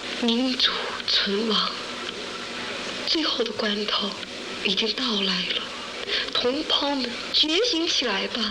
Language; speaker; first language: Chinese; native; Chinese